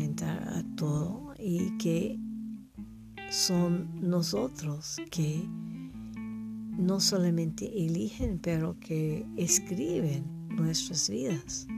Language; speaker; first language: Spanish; non-native, learner; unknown